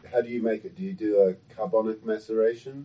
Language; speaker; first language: English; native; English